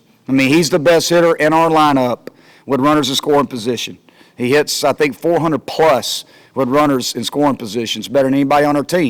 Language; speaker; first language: English; native; English